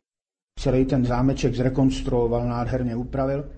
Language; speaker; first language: Czech; native; Czech